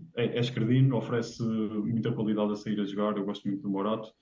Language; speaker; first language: Portuguese; native; Portuguese